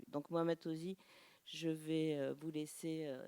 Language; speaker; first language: French; native; French